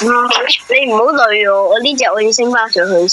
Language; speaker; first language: Chinese; early bilingual, heritage; Cantonese